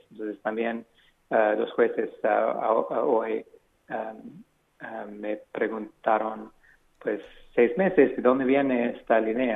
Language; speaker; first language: Spanish; non-native, fluent; English